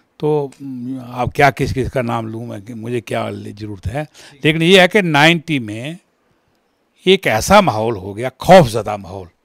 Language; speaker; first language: Hindi; non-native, local second language; Kashmiri